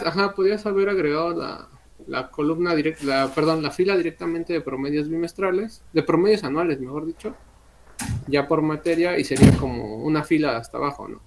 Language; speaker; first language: Spanish; native; Spanish